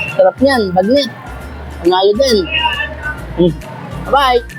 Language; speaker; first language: Filipino; native; Filipino